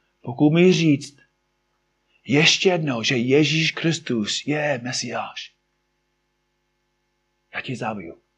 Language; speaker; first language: Czech; non-native, fluent; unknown